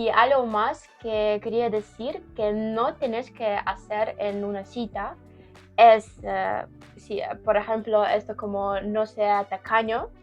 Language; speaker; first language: Spanish; non-native, learner; Ukrainian